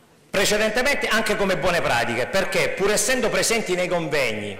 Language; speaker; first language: Italian; native; Italian